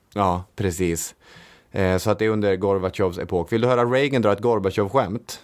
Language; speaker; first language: Swedish; native; Swedish